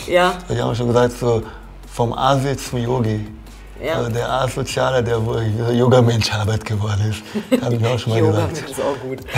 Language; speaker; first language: German; non-native, fluent; Portuguese